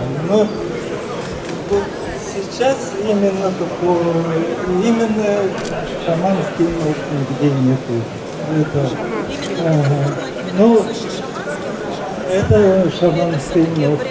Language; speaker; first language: Russian; non-native, local second language; Yakut